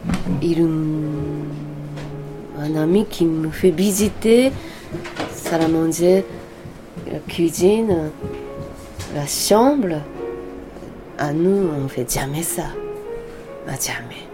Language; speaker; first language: French; non-native, learner; Japanese